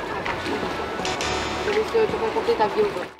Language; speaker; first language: French; native; French